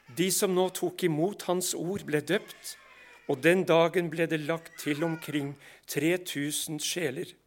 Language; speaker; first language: Norwegian; native; Norwegian